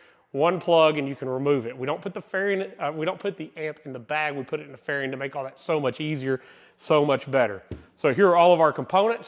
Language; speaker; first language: English; native; English